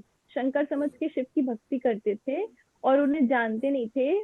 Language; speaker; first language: Hindi; native; Hindi